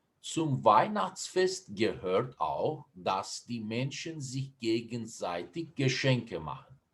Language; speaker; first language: German; non-native, fluent; Turkish